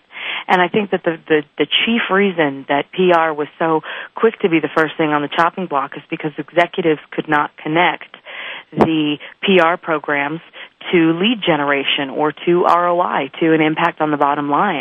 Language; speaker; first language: English; native; English